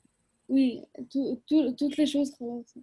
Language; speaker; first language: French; non-native, learner; Arabic